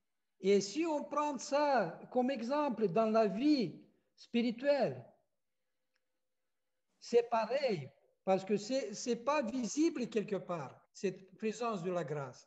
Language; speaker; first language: French; non-native, fluent; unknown